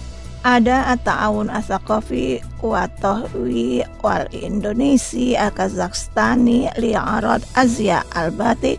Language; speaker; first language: Arabic; non-native, fluent; Indonesian